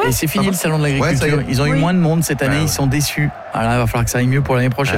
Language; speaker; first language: French; native; French